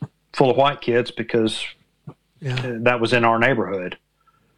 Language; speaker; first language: English; native; English